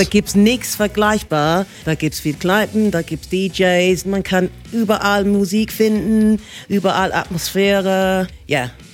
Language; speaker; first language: German; non-native, fluent; English